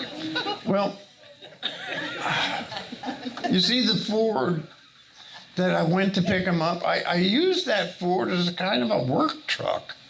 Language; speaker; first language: English; native; English